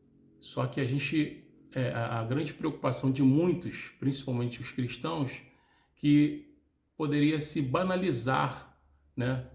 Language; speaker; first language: Portuguese; native; Portuguese